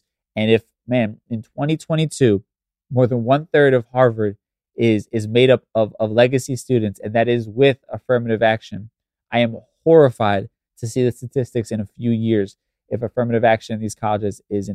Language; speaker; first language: English; native; English